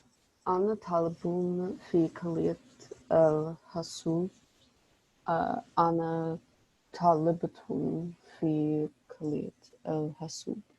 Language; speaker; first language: Arabic; non-native, learner; English